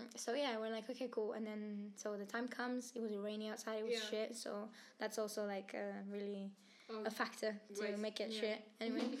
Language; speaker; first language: English; native; English